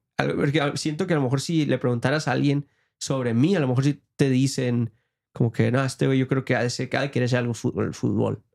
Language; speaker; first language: Spanish; early bilingual, heritage; Spanish